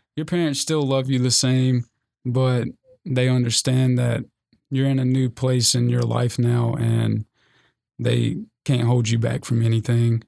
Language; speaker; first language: English; native; English